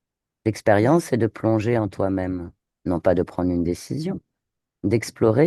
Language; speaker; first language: French; native; French